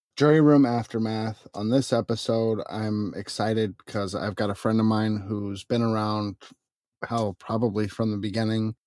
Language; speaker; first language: English; native; English